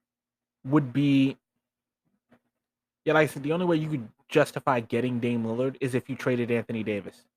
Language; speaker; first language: English; native; English